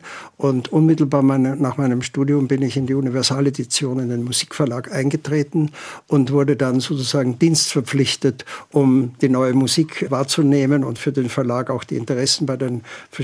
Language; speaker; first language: German; native; German